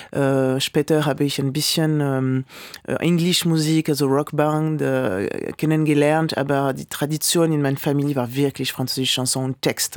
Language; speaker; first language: German; non-native, fluent; French